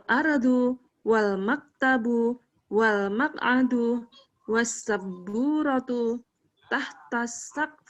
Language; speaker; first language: Arabic; non-native, learner; Indonesian